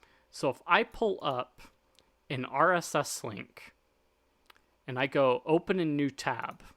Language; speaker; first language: English; native; English